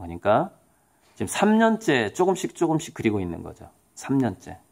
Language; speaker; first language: Korean; native; Korean